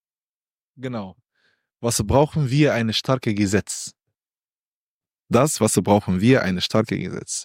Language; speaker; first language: German; non-native, learner; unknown